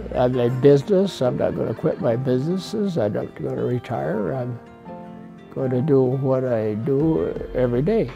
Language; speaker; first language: English; native; English